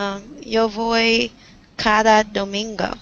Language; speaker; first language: Spanish; non-native, learner; English